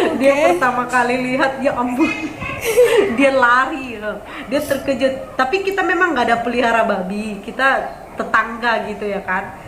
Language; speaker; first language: Indonesian; native; Indonesian